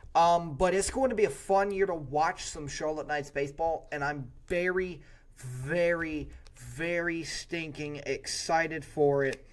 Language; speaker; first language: English; native; English